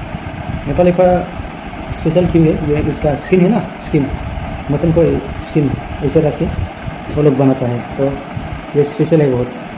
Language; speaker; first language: Hindi; non-native, local second language; Bodo